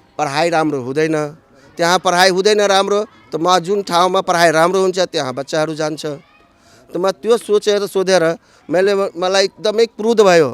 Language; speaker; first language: Nepali; non-native, local second language; Maithili